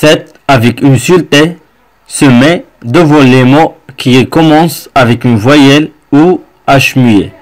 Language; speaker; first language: French; non-native, local second language; Arabic